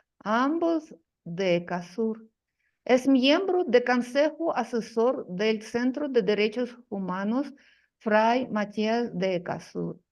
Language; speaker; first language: Spanish; non-native, fluent; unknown